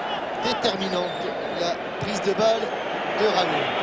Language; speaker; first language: French; native; French